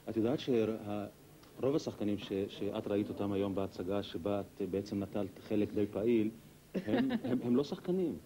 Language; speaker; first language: Hebrew; native; Hebrew